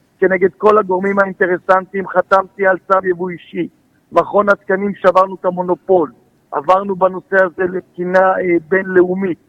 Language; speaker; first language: Hebrew; native; Hebrew